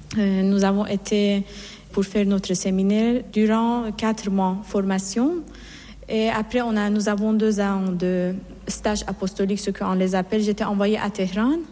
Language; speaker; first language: French; non-native, fluent; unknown